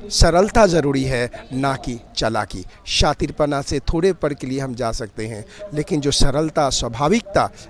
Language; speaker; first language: Hindi; native; Hindi